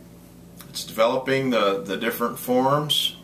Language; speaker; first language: English; native; English